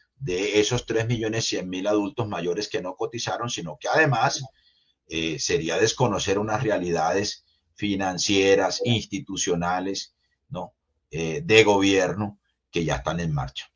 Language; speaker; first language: Spanish; native; Spanish